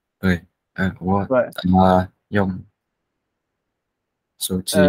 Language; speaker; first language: Chinese; non-native, learner; Vietnamese